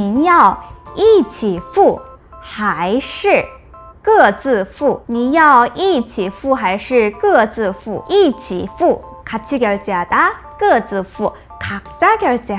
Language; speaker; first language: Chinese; non-native, fluent; Korean